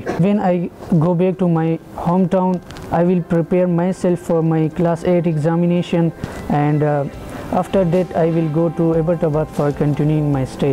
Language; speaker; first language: English; non-native, learner; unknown